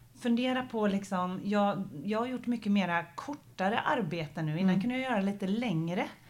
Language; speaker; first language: Swedish; native; Swedish